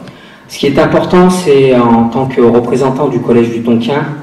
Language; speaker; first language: French; native; French